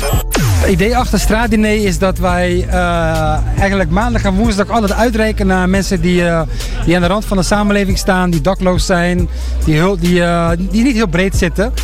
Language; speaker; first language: Dutch; native; Dutch